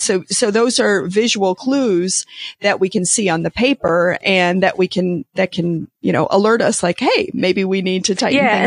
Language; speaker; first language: English; native; English